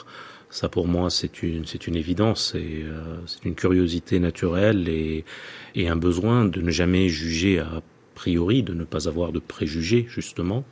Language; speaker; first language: French; non-native, local second language; Arabic